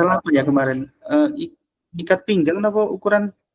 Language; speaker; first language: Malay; non-native, local second language; Javanese